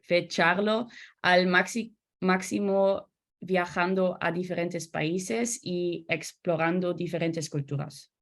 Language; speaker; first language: Spanish; non-native, learner; Dutch